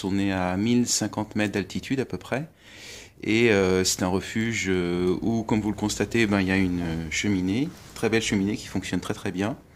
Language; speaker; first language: French; native; French